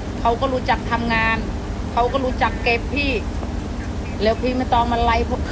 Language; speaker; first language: Thai; non-native, fluent; Khmer